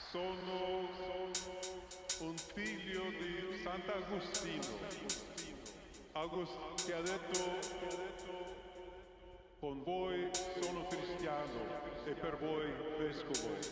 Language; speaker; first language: Italian; non-native, fluent; English